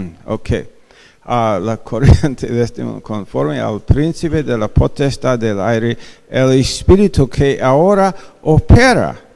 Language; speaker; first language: Spanish; non-native, fluent; English